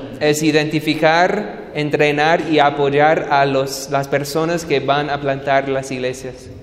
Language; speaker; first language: Spanish; non-native, fluent; English